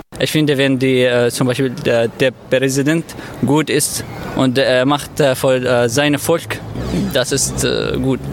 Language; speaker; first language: German; non-native, learner; Arabic